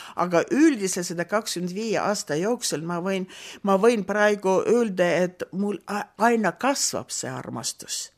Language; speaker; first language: Estonian; non-native, local second language; Russian